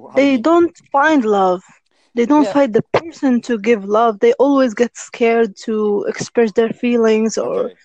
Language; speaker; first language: English; non-native, learner; Arabic